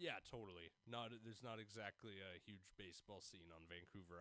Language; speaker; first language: English; native; English